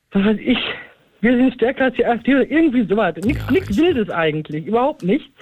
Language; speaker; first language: German; native; German